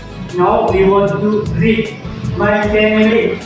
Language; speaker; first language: English; non-native, learner; Indonesian